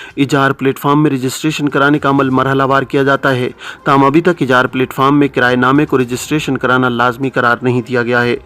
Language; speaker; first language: Urdu; native; Urdu